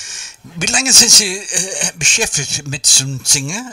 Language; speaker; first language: German; non-native, learner; Dutch